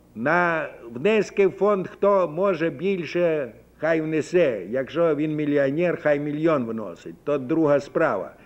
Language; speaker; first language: Ukrainian; native; Ukrainian